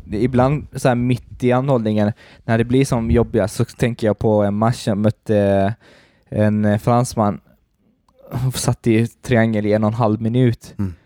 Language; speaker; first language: Swedish; early bilingual, other home language; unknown